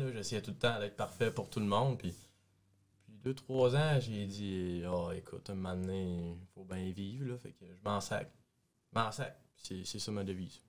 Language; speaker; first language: French; native; French